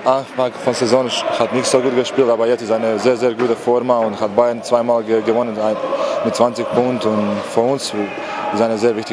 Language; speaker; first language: German; non-native, learner; Croatian